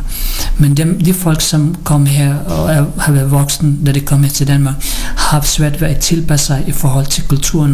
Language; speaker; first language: Danish; early bilingual, other home language; Filipino